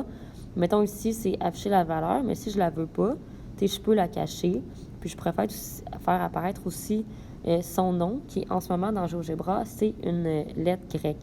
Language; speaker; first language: French; native; French